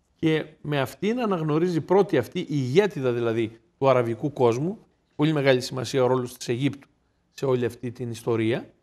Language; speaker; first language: Greek; native; Greek